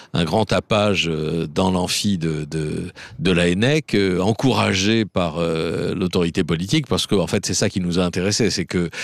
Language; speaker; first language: French; native; French